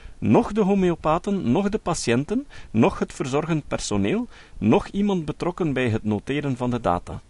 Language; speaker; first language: Dutch; native; Dutch